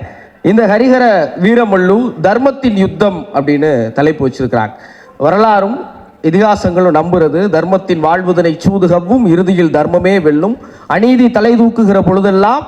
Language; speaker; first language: Tamil; native; Tamil